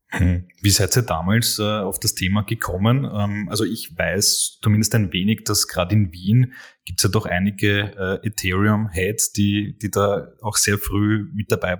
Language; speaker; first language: German; native; German